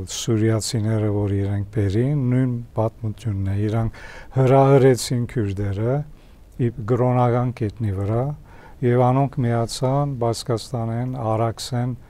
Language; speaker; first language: Armenian; early bilingual, heritage; Armenian